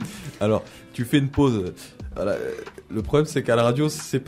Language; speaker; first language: French; native; French